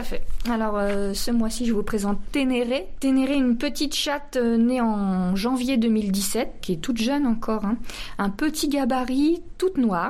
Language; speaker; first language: French; native; French